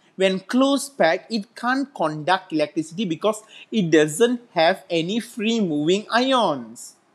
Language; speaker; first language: English; non-native, local second language; Malay